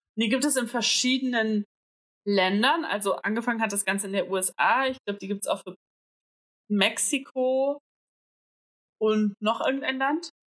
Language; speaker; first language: German; native; German